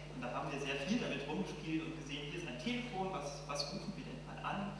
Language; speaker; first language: German; native; German